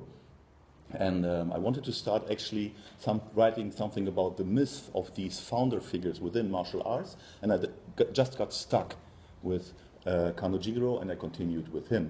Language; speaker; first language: English; non-native, fluent; German